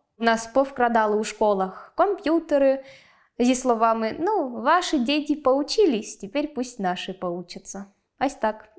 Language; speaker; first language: Ukrainian; non-native, local second language; Russian